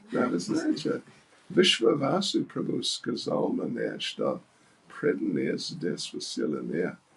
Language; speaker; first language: Russian; non-native, learner; English